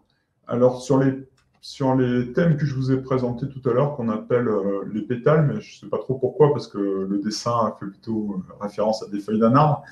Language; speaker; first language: French; native; French